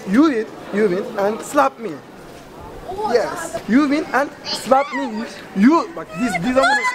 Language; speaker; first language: English; non-native, learner; Turkish